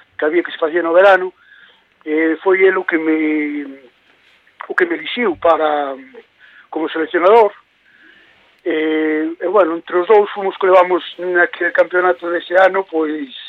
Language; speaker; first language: Galician; native; Galician